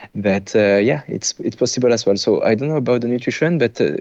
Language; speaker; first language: English; non-native, fluent; French